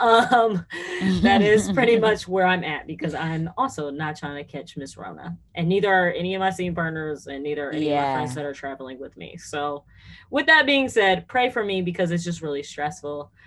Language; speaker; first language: English; native; English